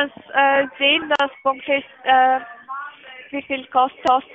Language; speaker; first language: German; non-native, learner; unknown